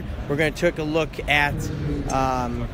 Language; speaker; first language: English; native; English